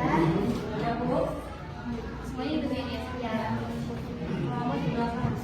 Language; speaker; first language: Indonesian; native; Indonesian